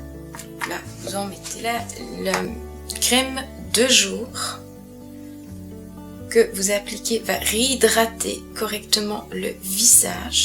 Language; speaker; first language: French; native; French